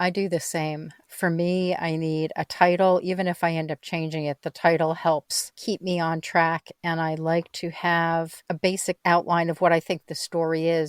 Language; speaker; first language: English; native; English